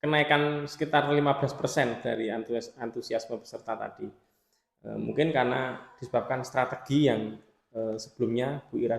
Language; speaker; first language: Indonesian; native; Indonesian